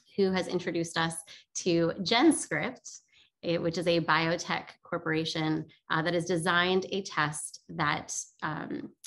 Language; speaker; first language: English; native; English